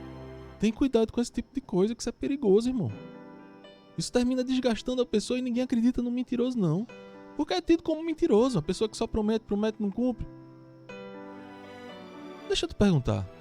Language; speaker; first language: Portuguese; native; Portuguese